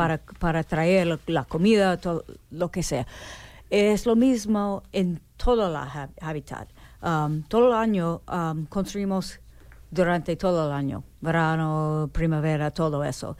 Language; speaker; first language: Spanish; non-native, learner; English